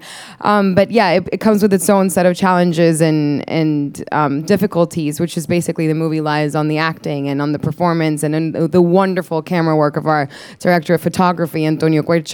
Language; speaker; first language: English; non-native, fluent; Spanish